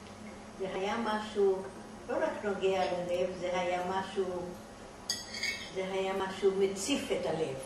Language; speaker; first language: Hebrew; non-native, fluent; German